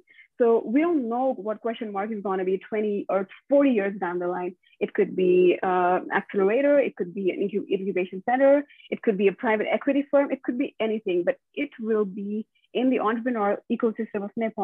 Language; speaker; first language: English; non-native, local second language; Nepali